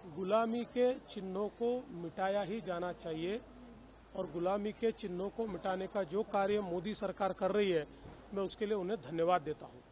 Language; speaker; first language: Hindi; non-native, local second language; Marathi